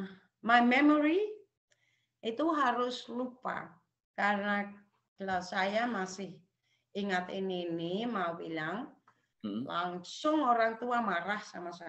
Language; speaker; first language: Indonesian; non-native, local second language; Javanese